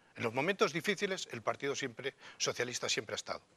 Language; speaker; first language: Spanish; native; Spanish